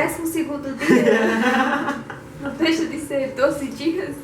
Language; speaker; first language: Portuguese; native; Portuguese